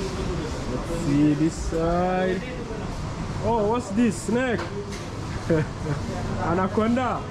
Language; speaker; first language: English; non-native, fluent; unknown